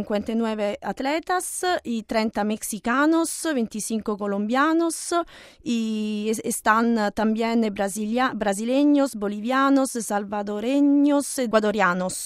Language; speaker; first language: Spanish; non-native, learner; Italian